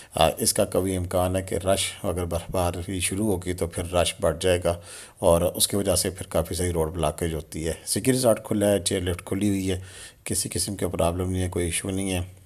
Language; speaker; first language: Urdu; non-native, local second language; Pahari-Potwari